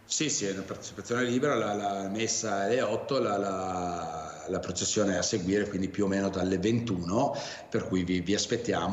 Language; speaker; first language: Italian; native; Italian